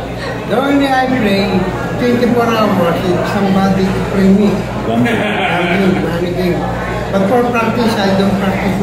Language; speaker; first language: English; non-native, learner; Filipino